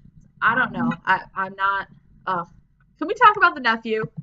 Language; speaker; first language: English; native; English